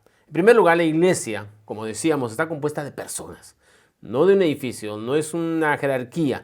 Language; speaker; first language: Spanish; native; Spanish